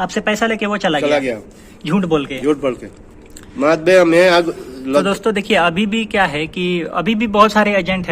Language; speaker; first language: Hindi; native; Hindi